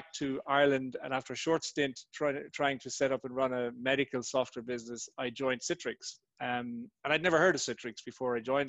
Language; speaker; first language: English; native; English